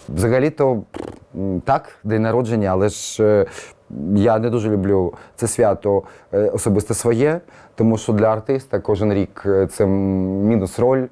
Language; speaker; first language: Ukrainian; early bilingual, other home language; Russian